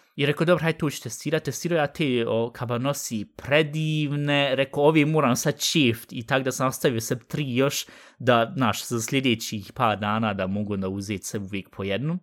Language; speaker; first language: Bosnian; early bilingual, heritage; Bosnian